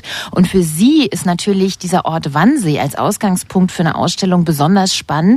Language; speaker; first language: German; native; German